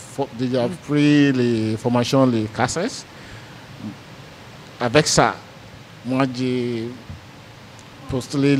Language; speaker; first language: French; non-native, learner; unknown